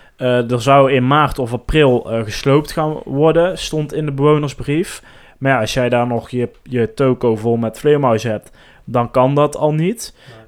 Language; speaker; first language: Dutch; native; Dutch